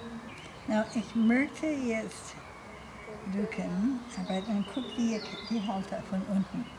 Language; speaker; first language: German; non-native, learner; English